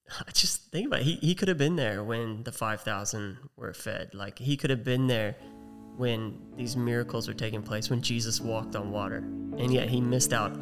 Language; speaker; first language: English; native; English